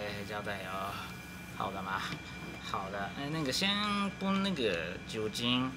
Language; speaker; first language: Chinese; non-native, learner; Japanese